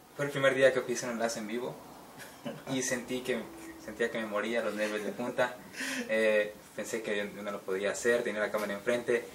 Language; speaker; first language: Spanish; early bilingual, heritage; Spanish